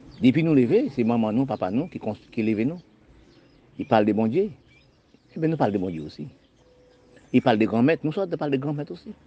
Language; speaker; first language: French; non-native, local second language; Haitian Creole